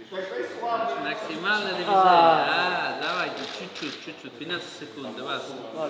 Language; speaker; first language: Russian; non-native, learner; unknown